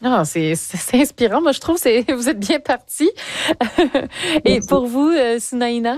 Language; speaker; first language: French; native; French